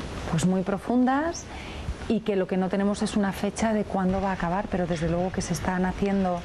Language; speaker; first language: Spanish; native; Spanish